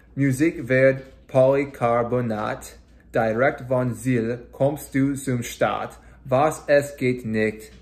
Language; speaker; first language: German; non-native, learner; English